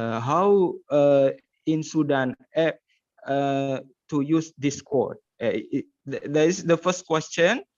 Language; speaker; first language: English; non-native, learner; Indonesian